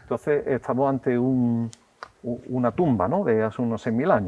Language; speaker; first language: Spanish; native; Spanish